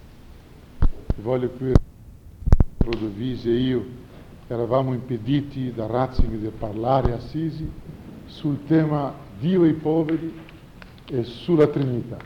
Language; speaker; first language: Italian; non-native, fluent; Portuguese